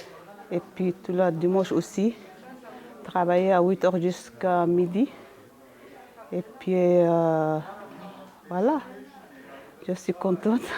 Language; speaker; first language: French; non-native, learner; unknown